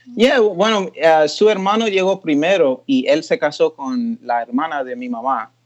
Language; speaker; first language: Spanish; early bilingual, heritage; Spanish